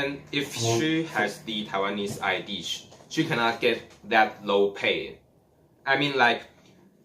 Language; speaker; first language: English; non-native, learner; Chinese